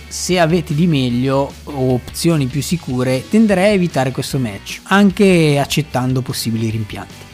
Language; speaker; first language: Italian; native; Italian